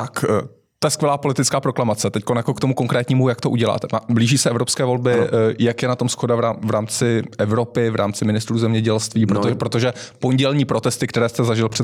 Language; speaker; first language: Czech; native; Czech